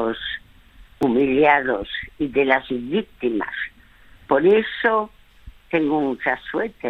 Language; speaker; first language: Spanish; early bilingual, other home language; French